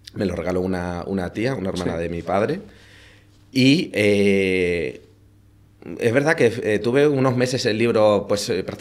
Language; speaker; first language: Spanish; native; Spanish